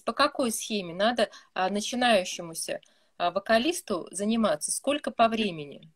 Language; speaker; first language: Russian; native; Russian